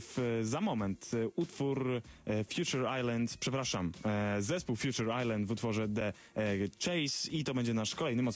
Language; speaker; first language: Polish; native; Polish